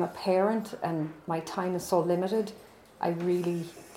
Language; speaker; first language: English; native; English